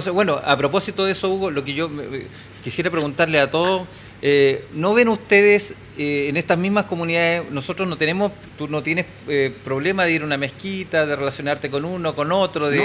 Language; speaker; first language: Spanish; native; Spanish